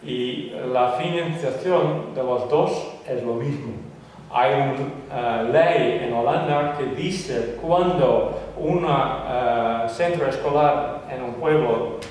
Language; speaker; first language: Spanish; non-native, fluent; Dutch